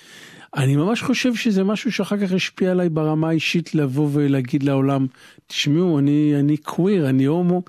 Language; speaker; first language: Hebrew; native; Hebrew